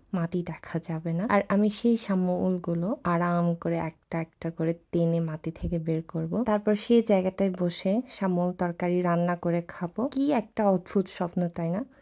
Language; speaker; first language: Bangla; non-native, local second language; Chakma